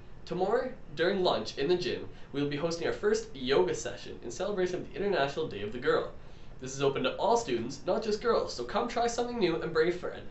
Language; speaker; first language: English; native; English